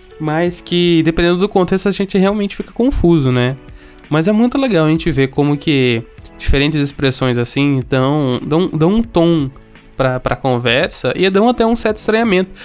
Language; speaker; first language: Portuguese; native; Portuguese